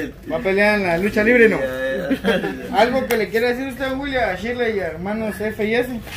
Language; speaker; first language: Spanish; native; Spanish